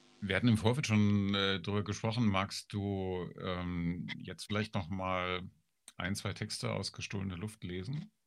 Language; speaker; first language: German; native; German